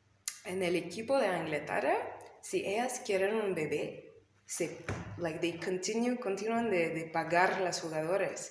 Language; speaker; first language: Spanish; non-native, learner; English